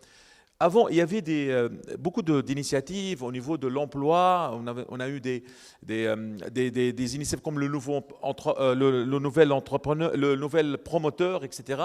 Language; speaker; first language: French; non-native, local second language; Arabic